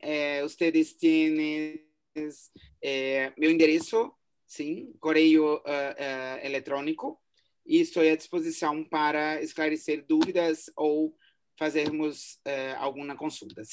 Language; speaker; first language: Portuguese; non-native, learner; Spanish